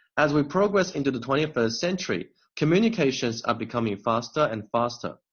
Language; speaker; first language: English; non-native, fluent; Chinese